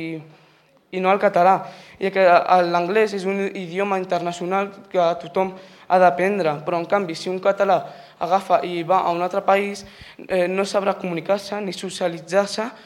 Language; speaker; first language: Catalan; non-native, local second language; Spanish